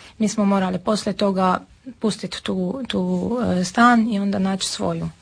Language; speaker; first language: Serbian; non-native, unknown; Armenian